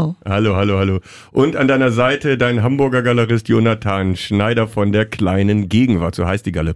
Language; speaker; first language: German; native; German